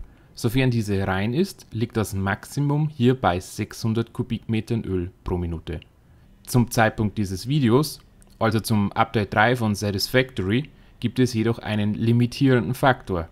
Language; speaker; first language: German; native; German